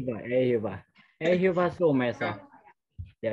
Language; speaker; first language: Finnish; non-native, learner; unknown